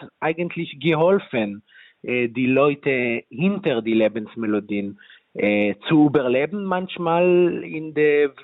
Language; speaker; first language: German; non-native, fluent; Hebrew